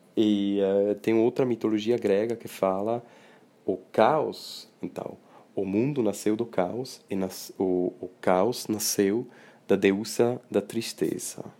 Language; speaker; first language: Portuguese; non-native, fluent; Swiss German